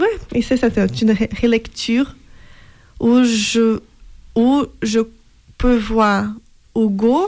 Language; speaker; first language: French; non-native, fluent; Portuguese